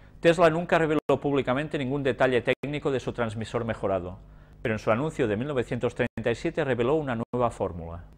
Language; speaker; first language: Spanish; native; Spanish